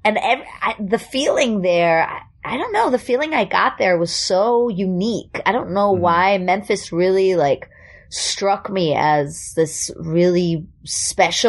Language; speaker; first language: English; early bilingual, other home language; German